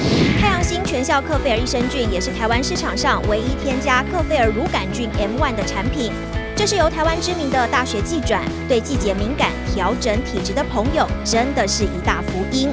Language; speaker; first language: Chinese; native; Chinese